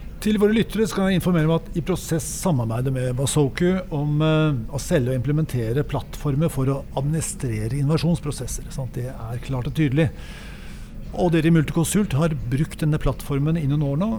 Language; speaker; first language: Norwegian; native; Norwegian